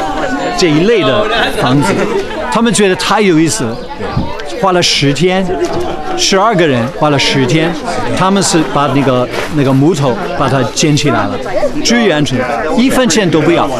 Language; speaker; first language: Chinese; non-native, fluent; English